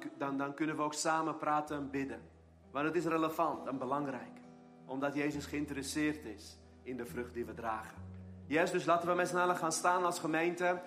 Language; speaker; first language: Dutch; non-native, fluent; Armenian